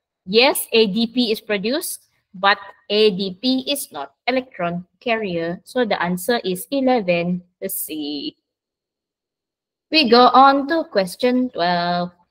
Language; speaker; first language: English; non-native, local second language; Malay